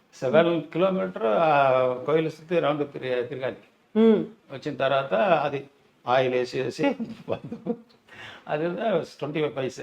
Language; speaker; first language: Telugu; non-native, learner; Tamil